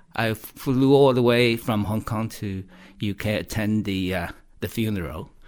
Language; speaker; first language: English; non-native, fluent; Chinese